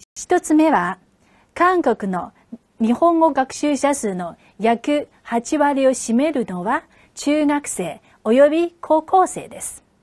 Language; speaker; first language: Japanese; non-native, fluent; Chinese